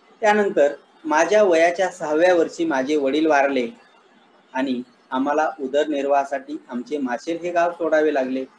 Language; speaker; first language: Marathi; native; Marathi